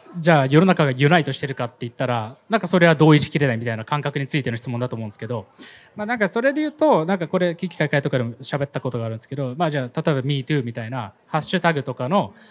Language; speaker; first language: Japanese; native; Japanese